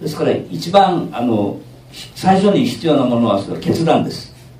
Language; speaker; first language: Japanese; native; Japanese